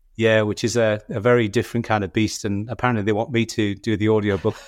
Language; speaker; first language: English; native; English